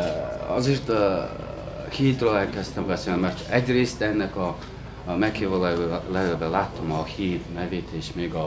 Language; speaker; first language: Hungarian; non-native, fluent; Mongolian